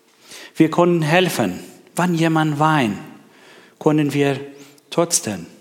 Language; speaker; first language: German; non-native, learner; Persian